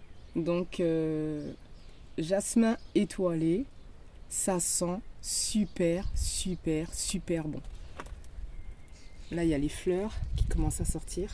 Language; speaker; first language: French; native; French